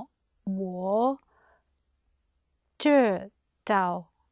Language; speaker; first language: Chinese; non-native, learner; English